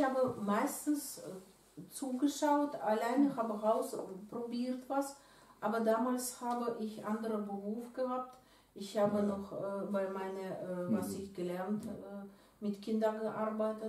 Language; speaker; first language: German; non-native, learner; Russian